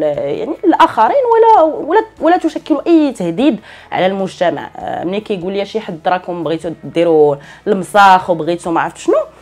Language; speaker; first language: Arabic; native; Arabic